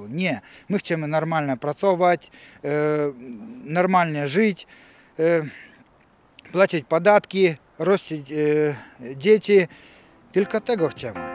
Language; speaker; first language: Polish; early bilingual, heritage; Ukrainian